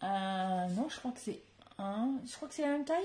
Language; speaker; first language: French; native; French